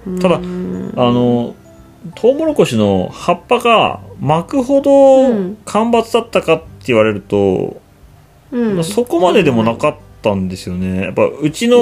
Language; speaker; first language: Japanese; native; Japanese